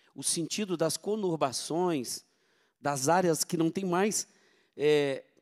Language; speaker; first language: Portuguese; native; Portuguese